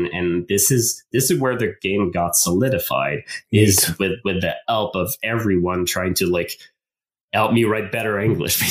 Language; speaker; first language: English; non-native, fluent; French